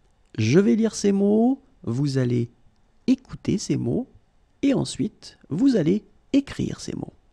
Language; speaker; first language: French; native; French